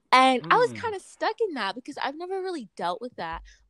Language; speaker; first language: English; native; English